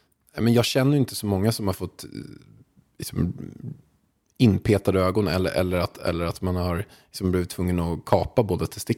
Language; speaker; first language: Swedish; native; Swedish